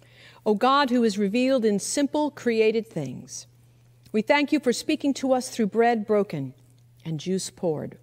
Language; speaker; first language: English; native; English